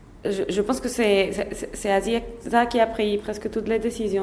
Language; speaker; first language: French; non-native, fluent; Spanish